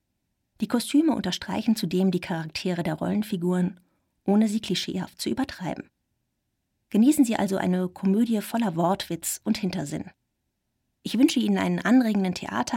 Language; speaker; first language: German; native; German